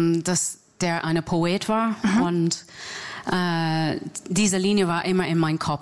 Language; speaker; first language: German; non-native, learner; English